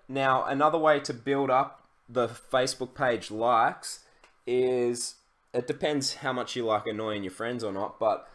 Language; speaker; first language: English; native; English